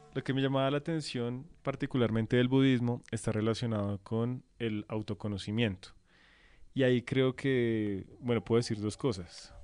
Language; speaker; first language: Spanish; native; Spanish